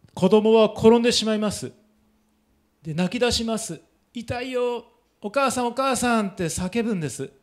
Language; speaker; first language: Japanese; native; Japanese